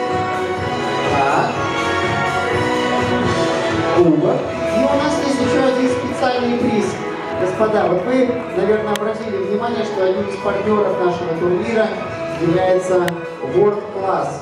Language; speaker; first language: Russian; native; Russian